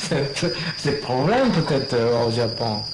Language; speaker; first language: French; non-native, learner; Japanese